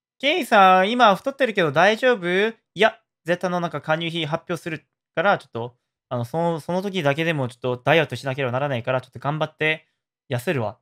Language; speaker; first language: Japanese; non-native, fluent; Korean